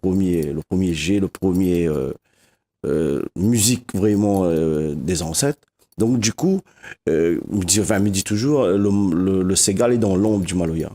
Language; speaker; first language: French; non-native, local second language; Réunion Creole French